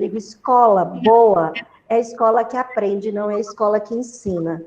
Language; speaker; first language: Portuguese; native; Portuguese